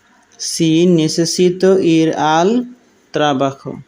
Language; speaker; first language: Spanish; non-native, learner; Bangla